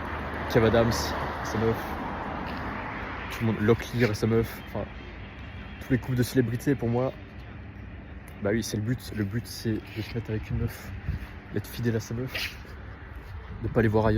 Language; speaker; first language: French; native; French